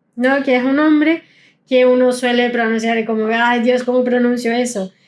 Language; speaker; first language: Spanish; non-native, fluent; German